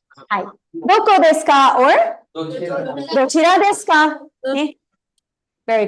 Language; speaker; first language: Japanese; non-native, fluent; Tamil